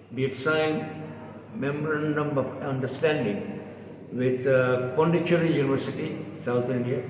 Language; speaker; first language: English; non-native, local second language; Bangla